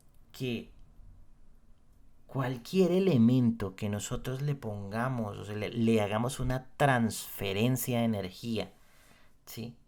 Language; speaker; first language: Spanish; native; Spanish